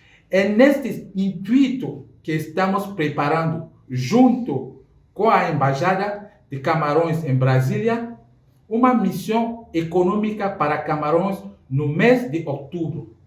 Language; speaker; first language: Portuguese; non-native, fluent; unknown